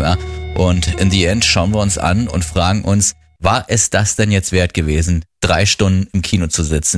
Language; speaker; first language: German; native; German